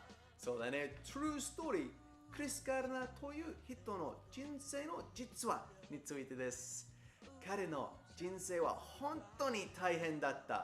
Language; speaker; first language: Japanese; non-native, fluent; English